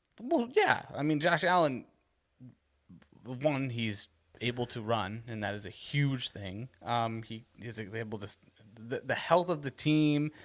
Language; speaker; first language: English; native; English